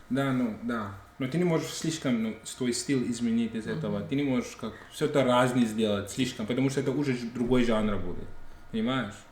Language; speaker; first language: Russian; non-native, fluent; English